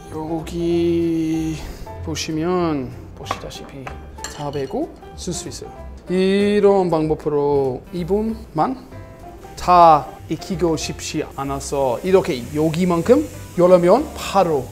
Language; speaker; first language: Korean; non-native, learner; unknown